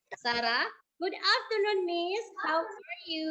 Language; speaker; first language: English; non-native, learner; Indonesian